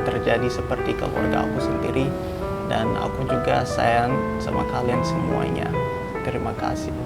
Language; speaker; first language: Indonesian; non-native, fluent; Hausa